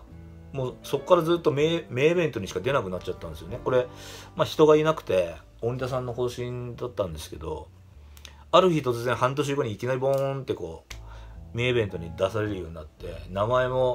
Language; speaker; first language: Japanese; native; Japanese